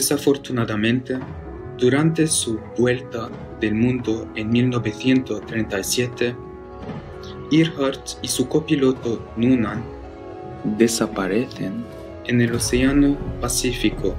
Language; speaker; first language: Spanish; non-native, learner; Arabic